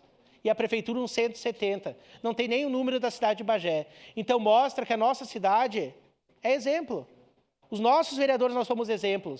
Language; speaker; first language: Portuguese; native; Portuguese